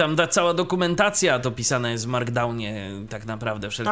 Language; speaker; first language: Polish; native; Polish